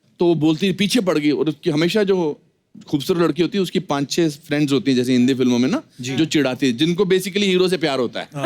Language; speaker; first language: Hindi; native; Hindi